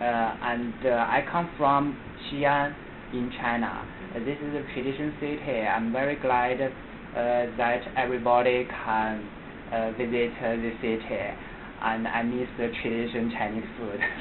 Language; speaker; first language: English; non-native, learner; Chinese